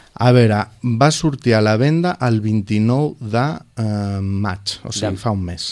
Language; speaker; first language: Catalan; non-native, local second language; Spanish